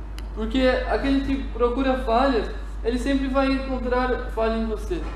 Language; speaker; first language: Portuguese; native; Portuguese